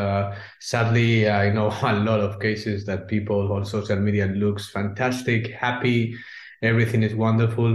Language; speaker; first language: English; non-native, fluent; Spanish